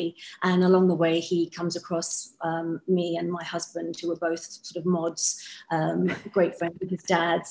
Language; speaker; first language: English; native; English